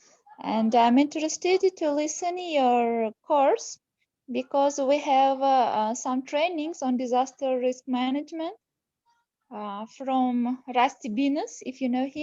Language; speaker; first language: English; non-native, learner; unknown